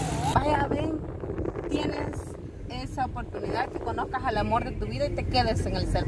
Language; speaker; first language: Spanish; native; Spanish